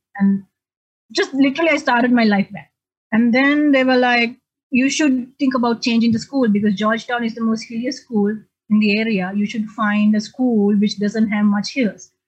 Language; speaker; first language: English; non-native, local second language; Sinhala